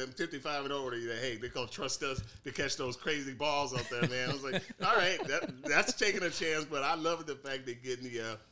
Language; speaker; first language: English; native; English